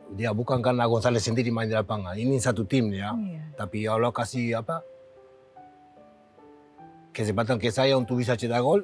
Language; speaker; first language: Indonesian; non-native, learner; Spanish